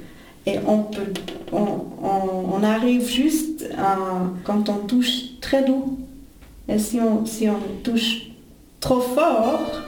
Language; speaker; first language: French; non-native, fluent; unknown